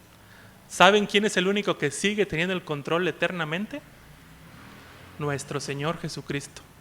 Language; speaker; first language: Spanish; native; Spanish